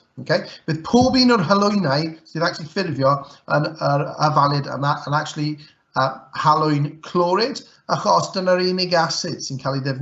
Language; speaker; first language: Welsh; native; Welsh